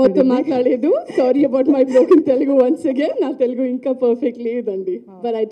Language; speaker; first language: Telugu; non-native, learner; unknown